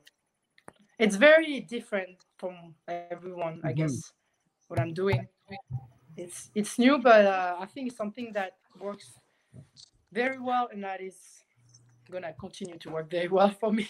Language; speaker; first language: English; non-native, fluent; French